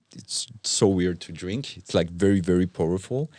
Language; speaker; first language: English; non-native, fluent; French